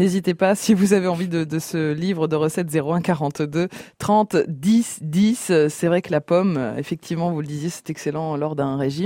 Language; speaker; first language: French; native; French